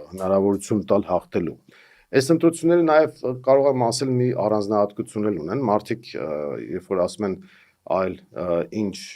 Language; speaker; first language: Armenian; native; Armenian